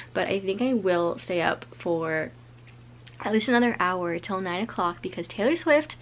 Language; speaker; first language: English; native; English